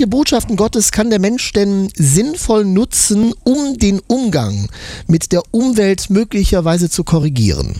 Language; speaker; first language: German; native; German